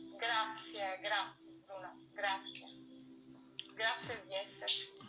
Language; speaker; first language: Italian; native; Italian